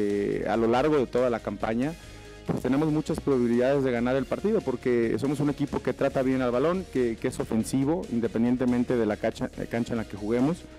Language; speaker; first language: Spanish; native; Spanish